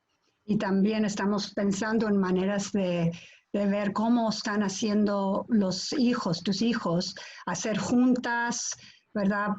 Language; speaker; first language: Spanish; non-native, fluent; English